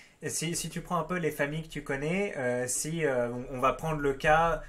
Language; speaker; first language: French; native; French